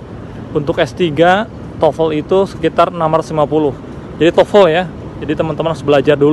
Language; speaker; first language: Indonesian; non-native, local second language; Sundanese